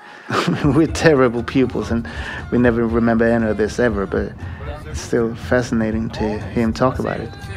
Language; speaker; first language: English; non-native, fluent; Swedish